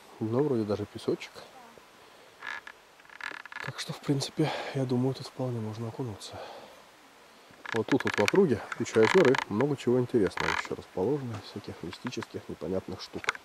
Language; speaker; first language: Russian; native; Russian